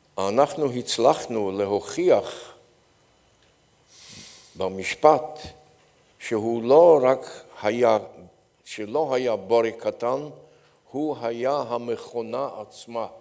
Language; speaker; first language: Hebrew; non-native, fluent; Polish